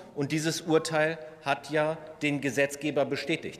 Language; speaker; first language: German; native; German